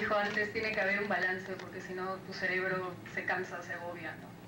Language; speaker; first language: Spanish; native; Spanish